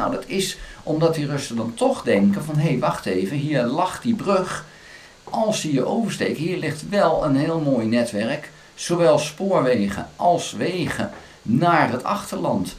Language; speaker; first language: Dutch; native; Dutch